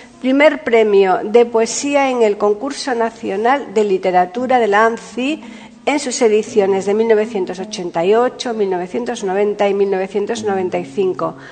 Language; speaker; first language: Spanish; native; Spanish